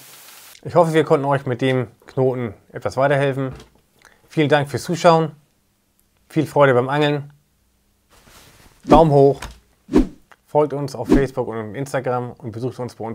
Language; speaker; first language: German; native; German